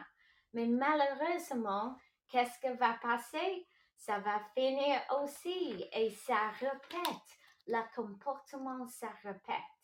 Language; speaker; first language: French; non-native, local second language; English